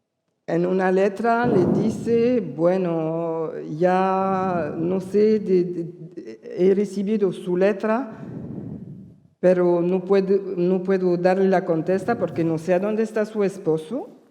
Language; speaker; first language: Spanish; early bilingual, heritage; Spanish